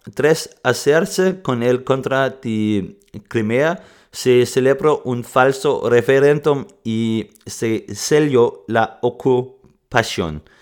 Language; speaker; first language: Spanish; non-native, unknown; Danish